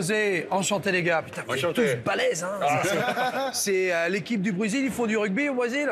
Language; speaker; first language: French; native; French